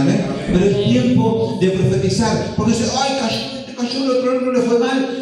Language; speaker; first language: Spanish; native; Spanish